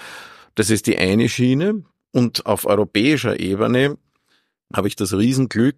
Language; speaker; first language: German; native; German